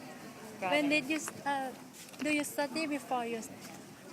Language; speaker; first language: English; non-native, learner; Thai